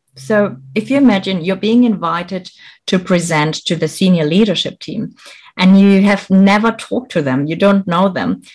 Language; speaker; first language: English; non-native, fluent; German